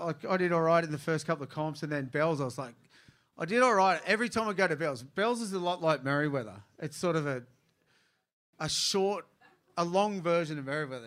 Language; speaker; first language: English; native; English